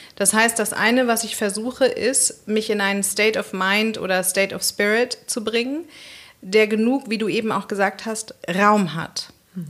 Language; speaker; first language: German; native; German